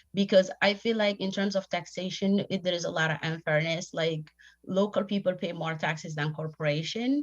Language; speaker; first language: English; non-native, fluent; Somali